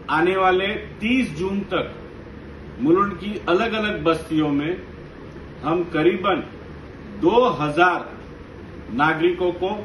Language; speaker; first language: Hindi; non-native, local second language; Gujarati